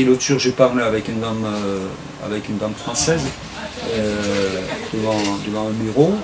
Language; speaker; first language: French; non-native, fluent; Turkish